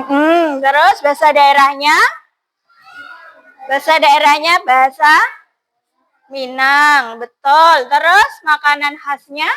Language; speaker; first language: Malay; non-native, local second language; Javanese